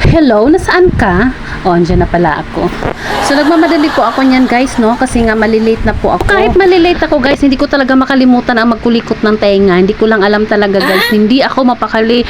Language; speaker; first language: Filipino; non-native, local second language; Cebuano